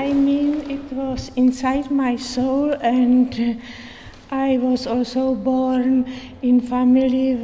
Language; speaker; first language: English; non-native, learner; Czech